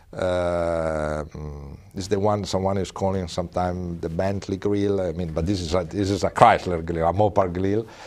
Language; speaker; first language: English; non-native, fluent; Italian